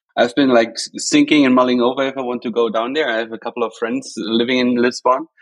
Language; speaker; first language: English; non-native, fluent; German